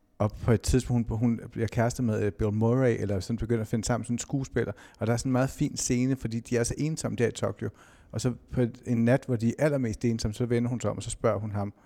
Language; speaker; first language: Danish; native; Danish